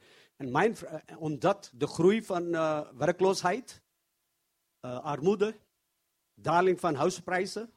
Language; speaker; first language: Dutch; non-native, fluent; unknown